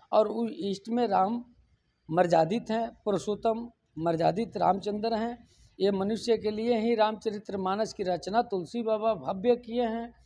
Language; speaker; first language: Hindi; native; Hindi